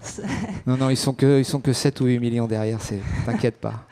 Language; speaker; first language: French; native; French